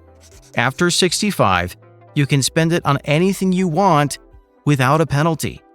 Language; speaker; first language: English; native; English